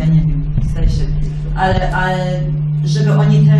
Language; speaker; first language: Polish; early bilingual, heritage; English